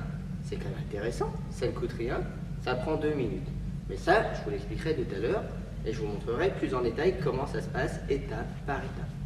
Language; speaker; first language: French; native; French